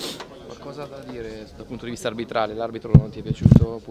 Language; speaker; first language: Italian; native; Italian